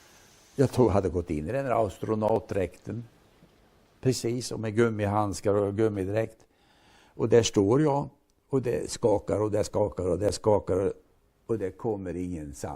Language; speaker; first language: Swedish; native; Swedish